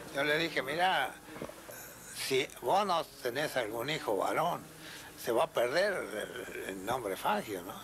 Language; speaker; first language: Spanish; native; Spanish